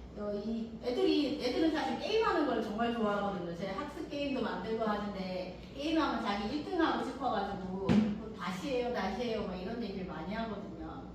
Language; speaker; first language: Korean; native; Korean